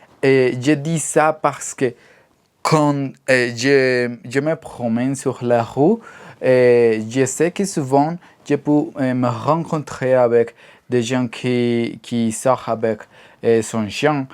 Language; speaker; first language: French; non-native, learner; Spanish